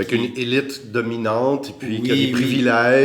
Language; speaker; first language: French; native; French